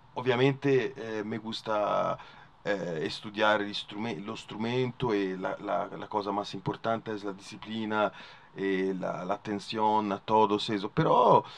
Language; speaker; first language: Spanish; non-native, learner; Italian